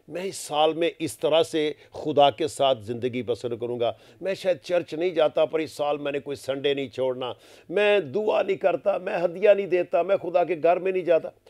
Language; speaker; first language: Urdu; non-native, local second language; Punjabi